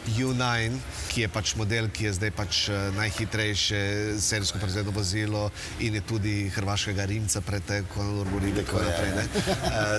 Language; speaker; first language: Slovenian; native; Slovenian